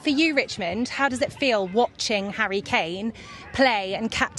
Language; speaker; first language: English; native; English